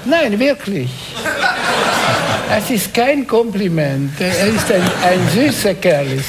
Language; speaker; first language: German; non-native, fluent; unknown